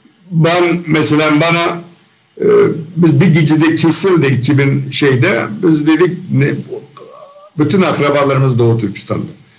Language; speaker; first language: Turkish; non-native, fluent; Uyghur